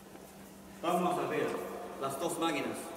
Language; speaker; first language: Spanish; non-native, learner; Chinese